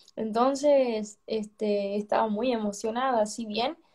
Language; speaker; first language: Spanish; native; Spanish